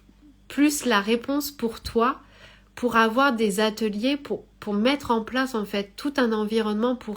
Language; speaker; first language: French; native; French